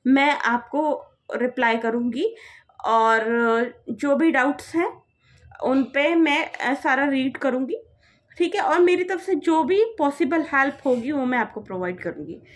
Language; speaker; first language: Hindi; native; Hindi